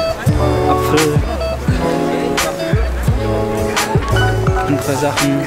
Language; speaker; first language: German; non-native, learner; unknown